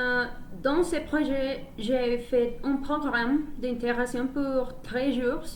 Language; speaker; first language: French; non-native, learner; Spanish